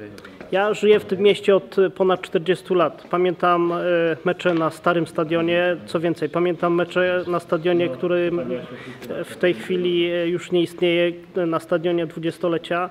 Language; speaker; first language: Polish; native; Polish